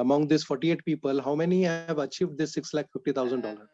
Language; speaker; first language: English; non-native, fluent; Hindi